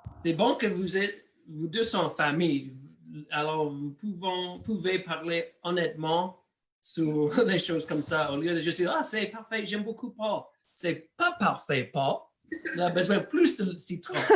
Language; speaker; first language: French; non-native, learner; English